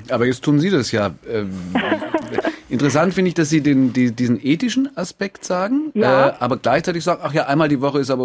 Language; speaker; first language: German; native; German